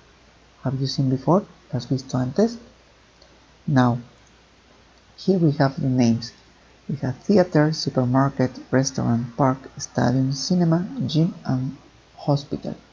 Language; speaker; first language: English; non-native, fluent; Spanish